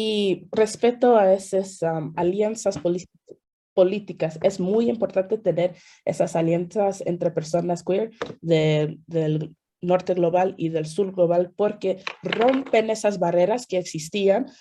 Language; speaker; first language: Spanish; early bilingual, heritage; Spanish